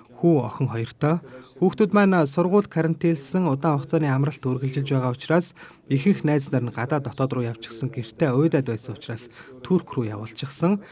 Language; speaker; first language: Mongolian; non-native, fluent; Turkish